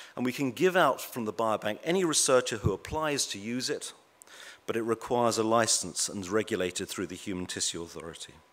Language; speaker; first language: English; native; English